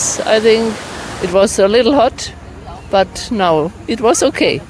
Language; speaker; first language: English; non-native, learner; German